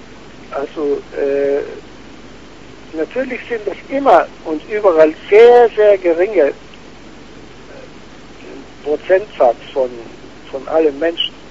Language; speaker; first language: German; non-native, fluent; Arabic